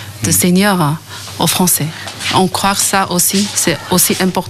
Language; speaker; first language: French; non-native, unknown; Chinese